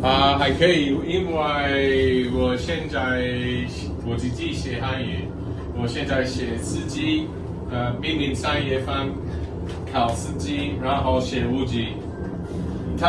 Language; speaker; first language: Chinese; non-native, learner; English